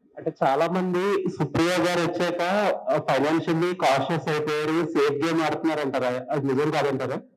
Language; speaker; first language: Telugu; native; Telugu